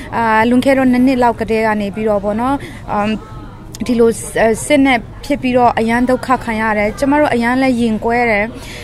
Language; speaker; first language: Burmese; non-native, local second language; Kachin